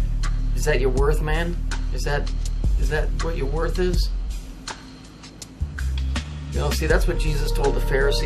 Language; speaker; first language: English; native; English